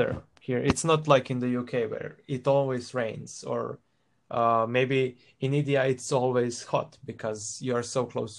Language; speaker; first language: English; non-native, fluent; Croatian